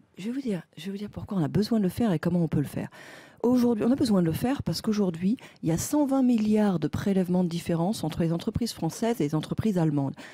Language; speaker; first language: French; native; French